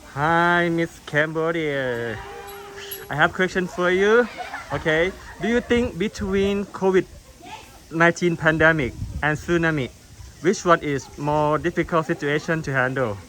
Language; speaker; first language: English; non-native, learner; Thai